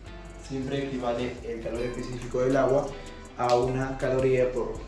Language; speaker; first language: Spanish; native; Spanish